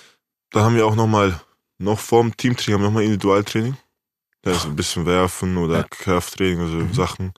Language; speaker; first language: German; native; German